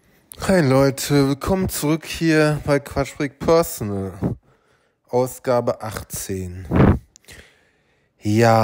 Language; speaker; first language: German; native; German